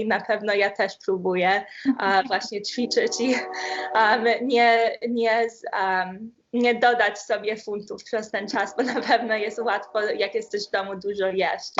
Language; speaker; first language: Polish; early bilingual, heritage; Polish